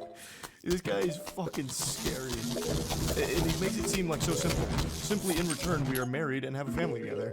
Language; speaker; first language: English; native; English